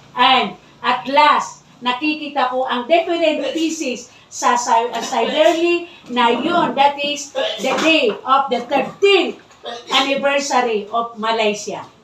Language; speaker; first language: Filipino; non-native, local second language; Maranao